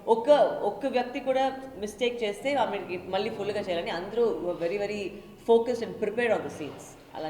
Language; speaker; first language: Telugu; non-native, local second language; Tamil